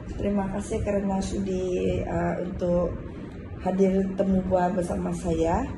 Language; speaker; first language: Malay; non-native, local second language; Chinese